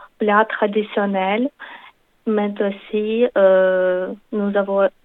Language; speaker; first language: French; non-native, learner; Ukrainian